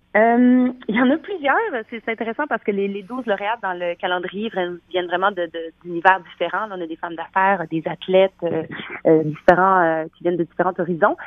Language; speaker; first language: French; native; French